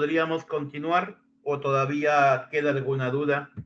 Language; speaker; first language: Spanish; native; Spanish